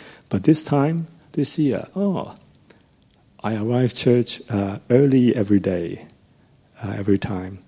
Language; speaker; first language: English; non-native, local second language; Cantonese